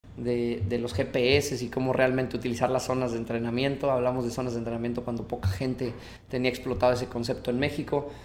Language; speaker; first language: Spanish; native; Spanish